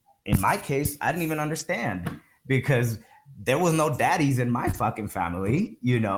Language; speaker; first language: English; native; English